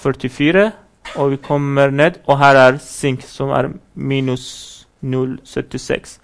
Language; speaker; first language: Norwegian; non-native, fluent; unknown